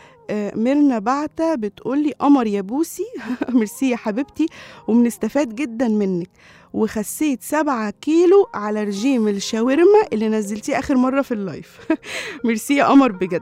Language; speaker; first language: Arabic; native; Arabic